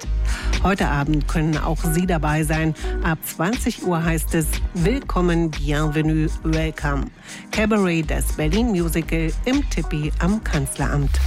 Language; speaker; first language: German; native; German